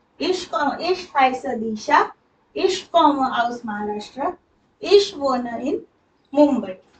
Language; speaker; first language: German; non-native, fluent; Hindi